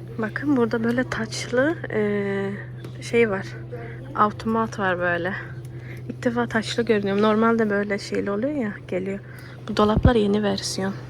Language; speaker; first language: Turkish; early bilingual, heritage; Turkish